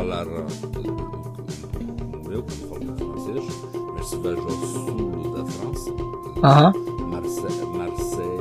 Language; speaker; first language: Portuguese; early bilingual, heritage; French